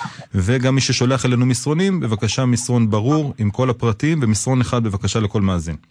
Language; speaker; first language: Hebrew; native; Hebrew